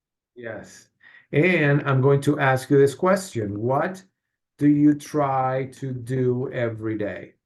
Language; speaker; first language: English; non-native, fluent; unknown